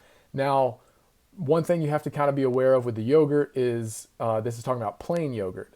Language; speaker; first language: English; native; English